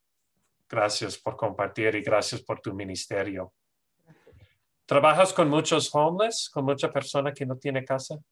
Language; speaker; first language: Spanish; non-native, learner; English